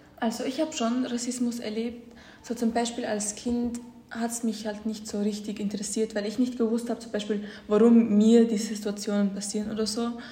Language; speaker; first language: German; early bilingual, other home language; Arabic